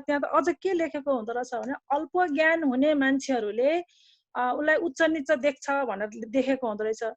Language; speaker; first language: Nepali; non-native, local second language; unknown